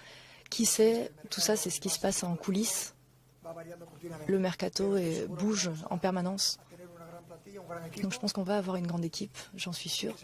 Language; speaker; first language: French; native; French